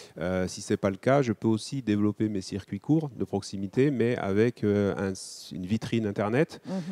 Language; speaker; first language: French; native; French